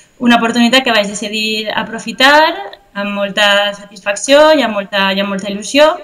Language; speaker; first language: Catalan; native; Catalan